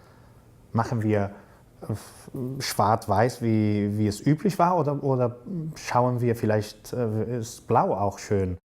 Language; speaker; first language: German; non-native, fluent; Catalan